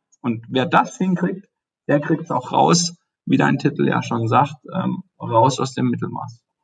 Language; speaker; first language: German; early bilingual, other home language; Turkish